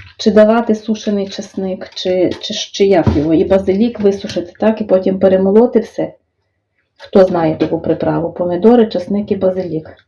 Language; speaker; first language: Ukrainian; native; Ukrainian